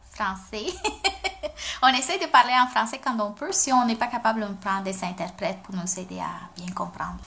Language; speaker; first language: French; non-native, fluent; Spanish